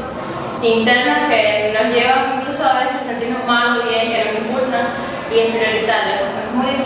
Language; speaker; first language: Spanish; native; Spanish